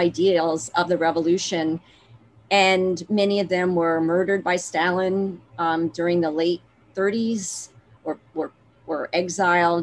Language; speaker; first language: English; native; English